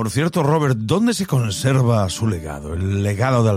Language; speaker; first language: Spanish; native; Spanish